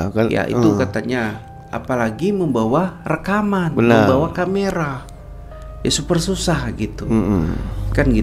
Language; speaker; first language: Indonesian; native; Indonesian